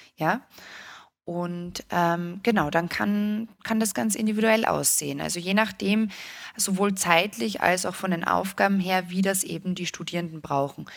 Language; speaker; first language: German; native; German